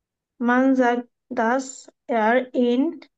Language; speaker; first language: German; non-native, learner; Bangla